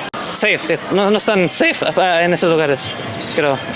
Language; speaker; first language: Spanish; early bilingual, heritage; Spanish